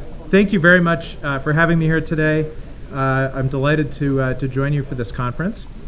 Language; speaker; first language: English; native; English